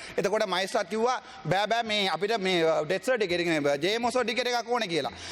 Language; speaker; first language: Sinhala; non-native, local second language; Tamil